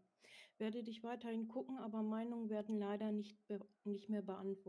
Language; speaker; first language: German; native; German